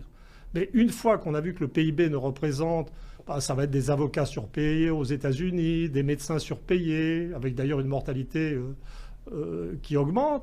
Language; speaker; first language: French; native; French